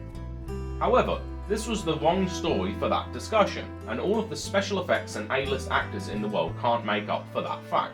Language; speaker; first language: English; native; English